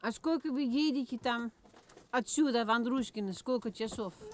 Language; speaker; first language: Russian; non-native, fluent; Dutch